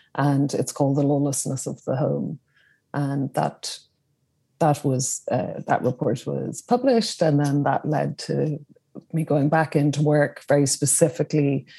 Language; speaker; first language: English; native; English